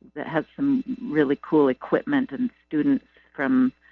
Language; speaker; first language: English; native; English